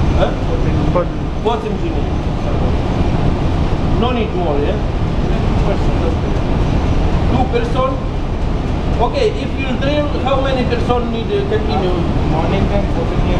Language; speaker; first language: English; non-native, learner; Russian